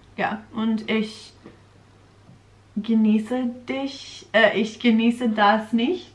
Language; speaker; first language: German; non-native, learner; English